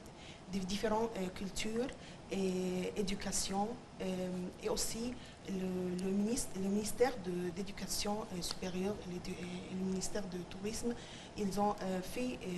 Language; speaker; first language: French; non-native, fluent; Arabic